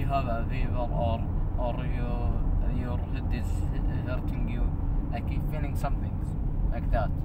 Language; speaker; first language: English; non-native, learner; Arabic